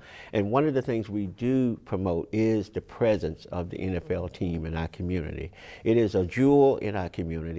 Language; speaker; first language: English; native; English